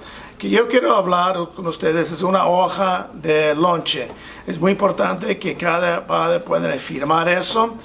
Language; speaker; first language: Spanish; non-native, fluent; English